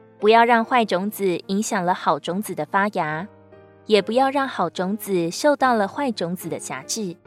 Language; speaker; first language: Chinese; native; Chinese